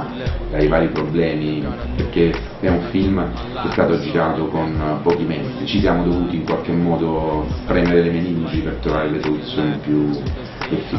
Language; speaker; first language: Italian; native; Italian